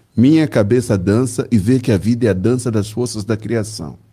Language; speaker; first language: Portuguese; native; Portuguese